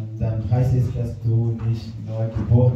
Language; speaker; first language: German; non-native, fluent; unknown